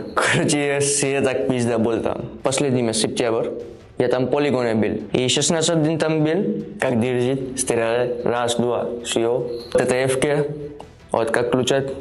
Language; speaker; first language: Russian; non-native, learner; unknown